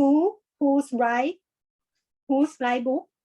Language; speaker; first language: English; non-native, learner; Thai